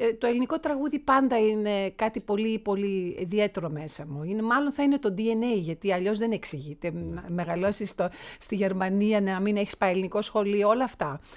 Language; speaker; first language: Greek; early bilingual, heritage; Greek